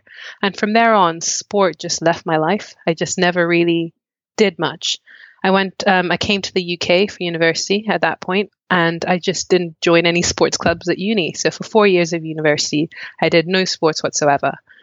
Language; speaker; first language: English; non-native, local second language; Nyanja